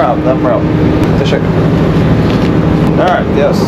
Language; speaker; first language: Turkish; non-native, learner; English